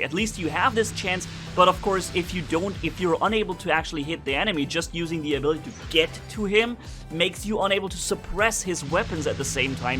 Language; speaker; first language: English; non-native, fluent; German